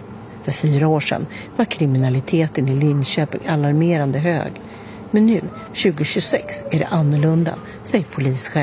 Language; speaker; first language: Swedish; native; Swedish